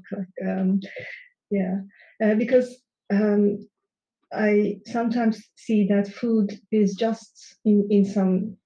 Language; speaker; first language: English; non-native, fluent; Turkish